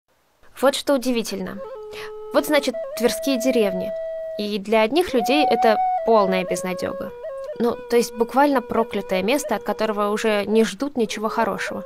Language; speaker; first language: Russian; native; Russian